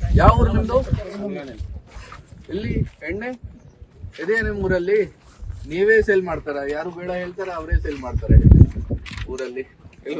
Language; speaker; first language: Kannada; non-native, learner; Hindi